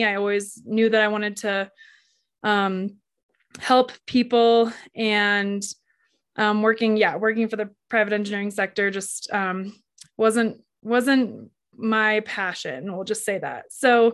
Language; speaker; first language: English; native; English